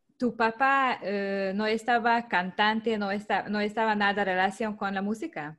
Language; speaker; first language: Spanish; non-native, learner; Hungarian